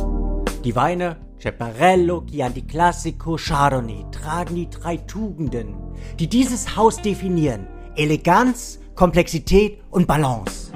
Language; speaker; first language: German; native; German